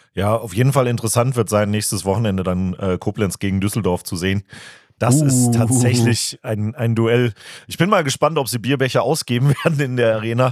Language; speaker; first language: German; native; German